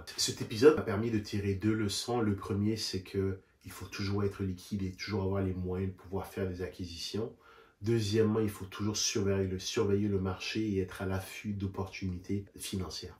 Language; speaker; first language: French; native; French